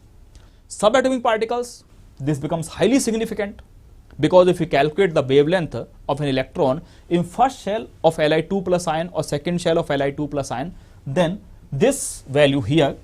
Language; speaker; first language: English; non-native, local second language; Hindi